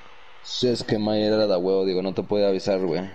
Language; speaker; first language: Spanish; native; Spanish